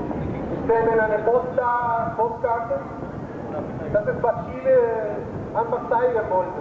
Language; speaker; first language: German; non-native, fluent; Spanish